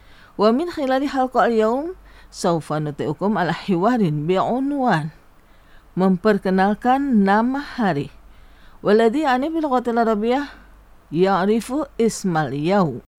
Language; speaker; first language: Arabic; non-native, fluent; Indonesian